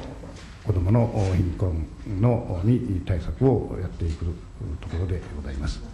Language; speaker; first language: Japanese; native; Japanese